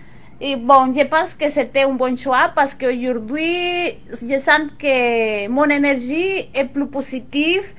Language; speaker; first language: French; non-native, local second language; Spanish